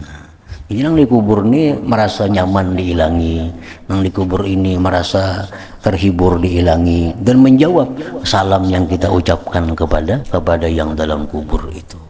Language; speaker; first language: Indonesian; non-native, local second language; Banjar